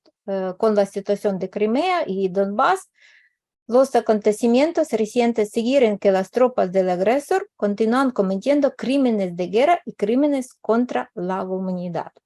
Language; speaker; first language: Spanish; non-native, fluent; Ukrainian